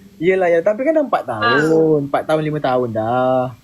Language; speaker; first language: Malay; native; Malay